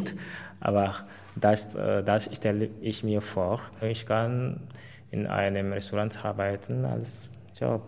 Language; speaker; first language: German; non-native, fluent; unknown